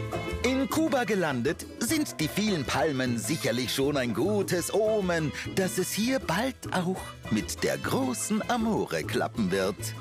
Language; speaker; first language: German; native; German